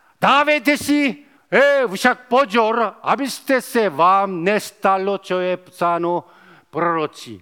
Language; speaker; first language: Czech; non-native, learner; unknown